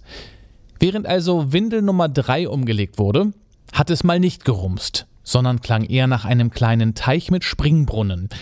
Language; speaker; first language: German; native; German